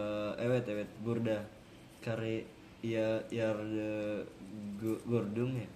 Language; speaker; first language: Turkish; non-native, learner; Indonesian